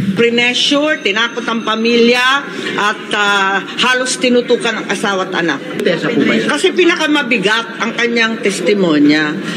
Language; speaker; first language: Filipino; native; Filipino